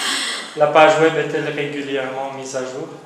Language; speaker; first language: French; non-native, fluent; Romanian